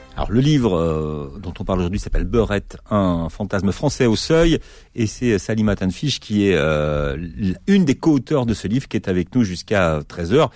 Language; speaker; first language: French; native; French